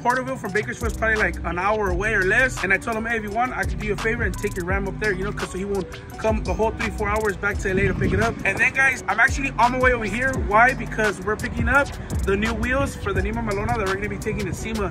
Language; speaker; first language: English; early bilingual, other home language; Spanish